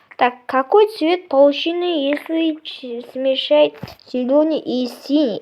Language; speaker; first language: Russian; non-native, local second language; Kazakh